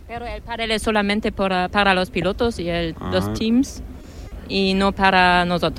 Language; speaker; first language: Spanish; non-native, learner; German